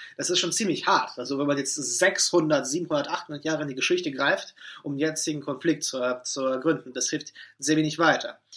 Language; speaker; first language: German; non-native, fluent; Russian